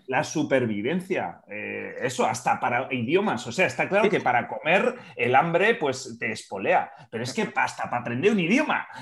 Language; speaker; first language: Spanish; native; Spanish